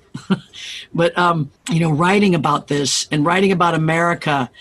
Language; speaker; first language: English; native; English